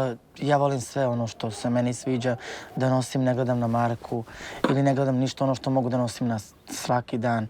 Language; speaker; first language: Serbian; non-native, local second language; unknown